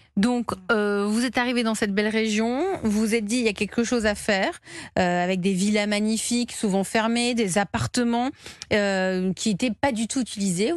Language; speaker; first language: French; native; French